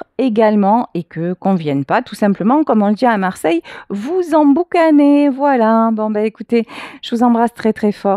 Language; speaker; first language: French; native; French